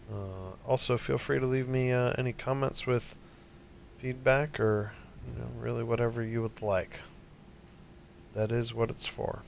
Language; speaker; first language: English; native; English